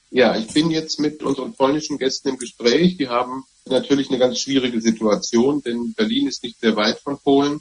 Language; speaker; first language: German; native; German